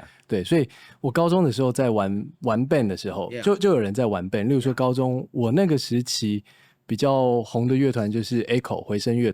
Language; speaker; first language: Chinese; native; Chinese